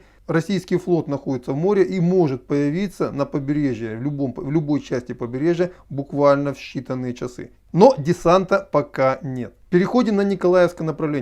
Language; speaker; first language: Russian; native; Russian